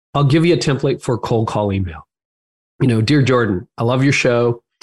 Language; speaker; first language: English; native; English